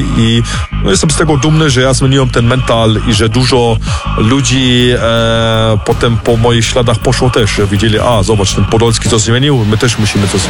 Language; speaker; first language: Polish; early bilingual, heritage; Polish